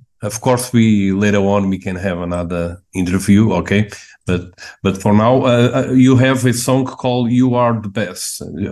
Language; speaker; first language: English; non-native, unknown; Portuguese